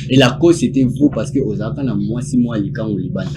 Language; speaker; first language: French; non-native, local second language; Lingala